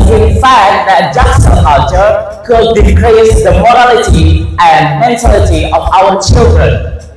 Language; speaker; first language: English; non-native, fluent; Indonesian